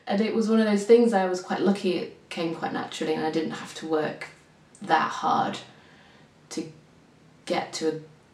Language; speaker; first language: English; native; English